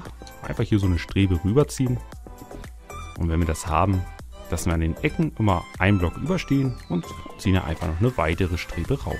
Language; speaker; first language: German; native; German